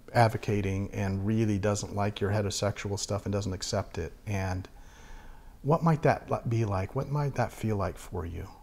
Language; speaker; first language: English; native; English